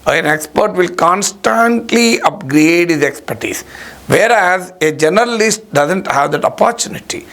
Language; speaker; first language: English; non-native, local second language; Telugu